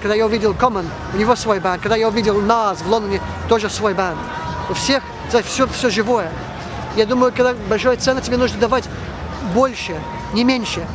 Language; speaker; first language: Russian; early bilingual, heritage; Russian